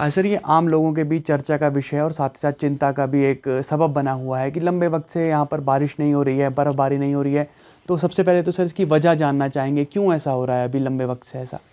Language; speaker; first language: Hindi; native; Hindi